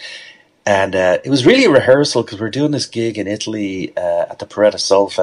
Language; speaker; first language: English; native; English